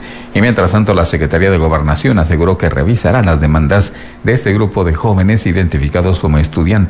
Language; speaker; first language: Spanish; native; Spanish